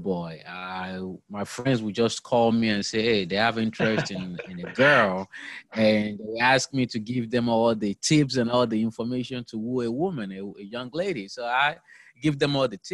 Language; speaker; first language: English; non-native, local second language; Yoruba